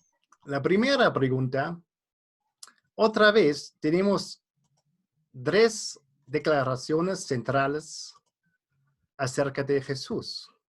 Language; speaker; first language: Spanish; non-native, fluent; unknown